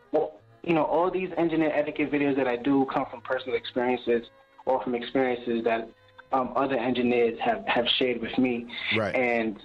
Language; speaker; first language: English; native; English